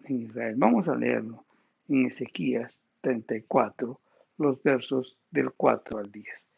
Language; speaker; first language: Spanish; native; Spanish